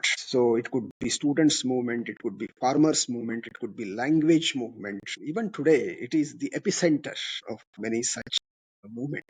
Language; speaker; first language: English; non-native, local second language; Kannada